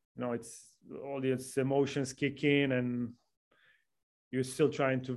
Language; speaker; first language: English; non-native, fluent; Romanian